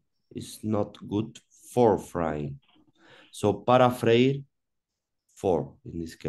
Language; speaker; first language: English; non-native, learner; Spanish